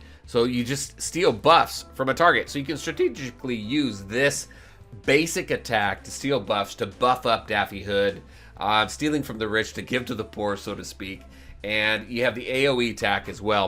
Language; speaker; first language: English; native; English